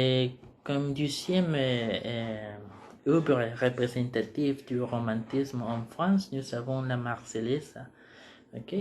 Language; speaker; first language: French; non-native, learner; Spanish